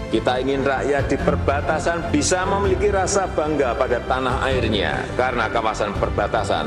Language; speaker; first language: Indonesian; native; Indonesian